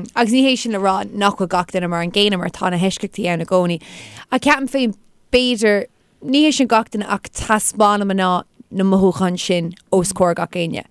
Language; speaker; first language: Irish; non-native, local second language; English